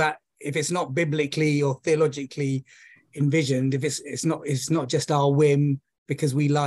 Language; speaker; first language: English; native; English